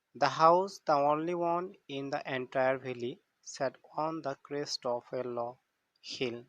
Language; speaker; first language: English; non-native, local second language; Assamese